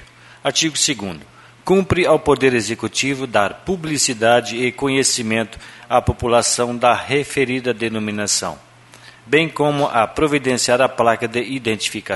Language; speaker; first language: Portuguese; native; Portuguese